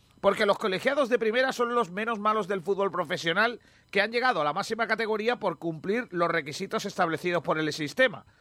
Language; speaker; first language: Spanish; native; Spanish